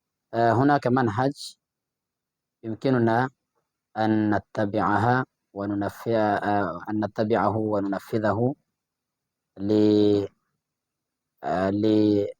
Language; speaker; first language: Arabic; non-native, fluent; Urdu